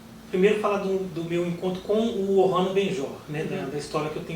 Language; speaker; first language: Portuguese; native; Portuguese